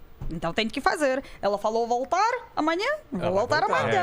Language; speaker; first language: Portuguese; non-native, fluent; Russian